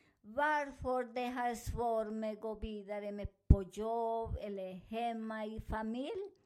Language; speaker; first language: Swedish; non-native, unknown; Spanish